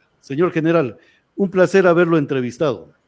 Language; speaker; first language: Spanish; native; Spanish